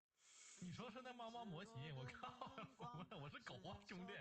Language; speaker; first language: Chinese; native; Chinese